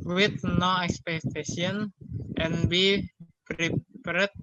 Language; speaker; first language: English; non-native, learner; Indonesian